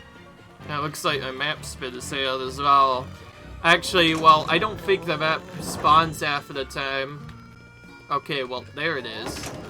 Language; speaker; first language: English; native; English